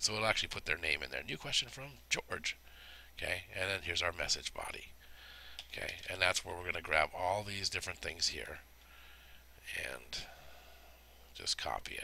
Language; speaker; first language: English; native; English